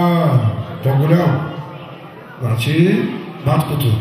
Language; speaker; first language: Bulgarian; non-native, local second language; Turkish